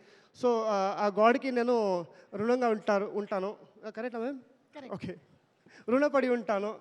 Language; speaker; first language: Telugu; non-native, local second language; Kannada